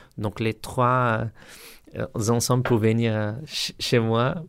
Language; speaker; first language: French; non-native, learner; Portuguese